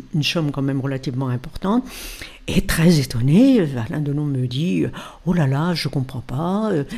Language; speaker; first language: French; native; French